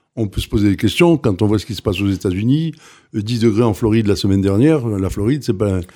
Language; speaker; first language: French; native; French